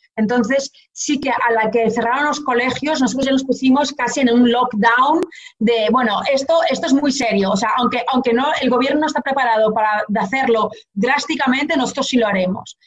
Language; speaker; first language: Spanish; early bilingual, heritage; Portuguese